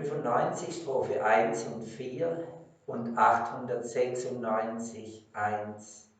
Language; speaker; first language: German; native; German